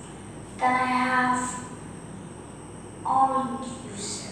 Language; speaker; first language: English; non-native, learner; Vietnamese